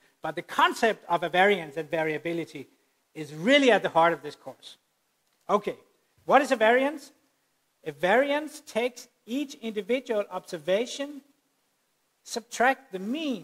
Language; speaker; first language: English; non-native, fluent; Danish